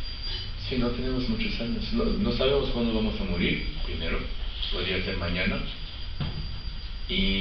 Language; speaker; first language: Spanish; non-native, fluent; French